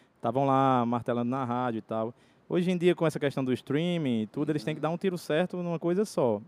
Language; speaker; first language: Portuguese; native; Portuguese